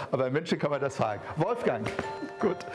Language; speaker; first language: German; native; German